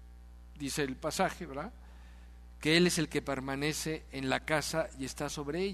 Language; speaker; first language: Spanish; native; Spanish